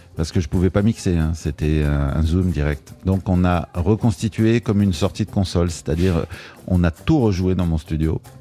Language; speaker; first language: French; native; French